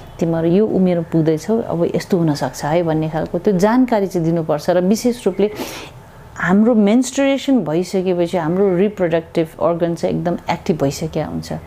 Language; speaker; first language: Nepali; non-native, local second language; Tibetan